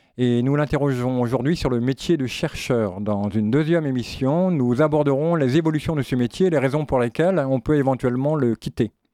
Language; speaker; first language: French; native; French